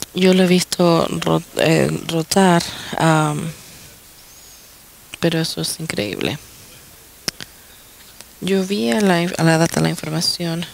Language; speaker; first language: Spanish; non-native, fluent; English